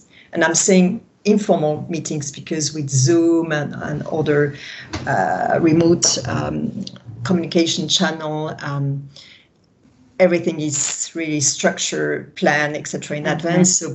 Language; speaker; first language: English; non-native, fluent; French